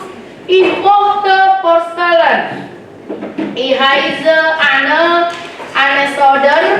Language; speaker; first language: German; non-native, learner; Indonesian